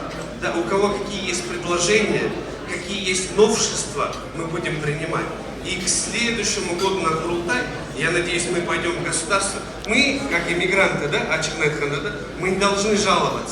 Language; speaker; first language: Russian; non-native, local second language; Kyrgyz